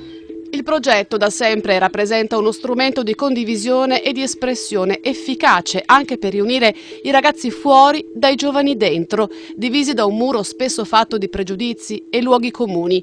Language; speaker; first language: Italian; native; Italian